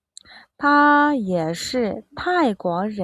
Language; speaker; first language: Chinese; non-native, fluent; Mongolian